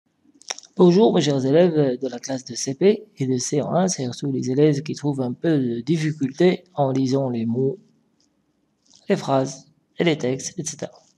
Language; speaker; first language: French; non-native, local second language; Arabic